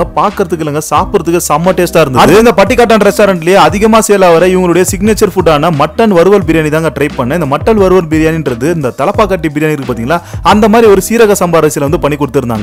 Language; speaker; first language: Tamil; native; Tamil